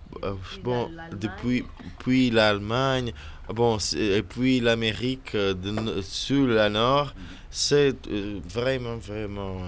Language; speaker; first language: French; non-native, learner; Portuguese